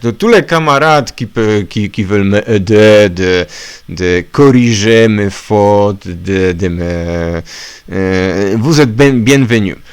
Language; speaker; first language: French; non-native, learner; Polish